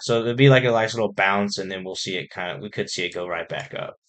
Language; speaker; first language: English; native; English